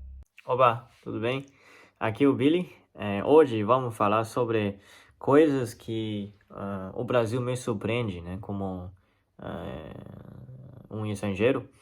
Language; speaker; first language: Portuguese; non-native, fluent; Chinese